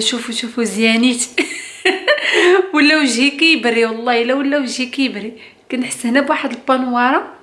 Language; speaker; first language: Arabic; native; Arabic